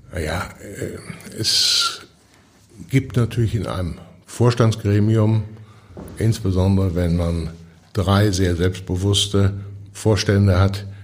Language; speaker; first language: German; native; German